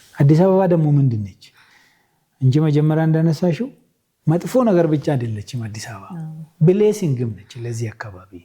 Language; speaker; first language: Amharic; non-native, local second language; Oromo